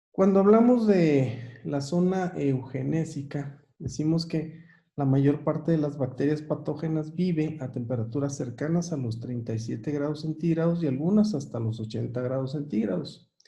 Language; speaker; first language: Spanish; native; Spanish